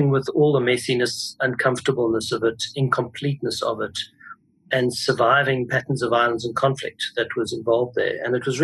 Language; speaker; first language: English; native; English